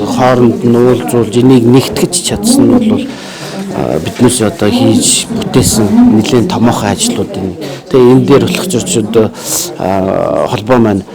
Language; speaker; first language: Mongolian; native; Mongolian